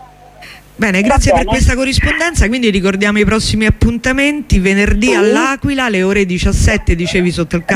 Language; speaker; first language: Italian; native; Italian